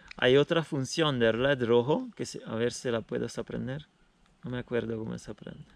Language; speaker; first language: Spanish; non-native, fluent; Italian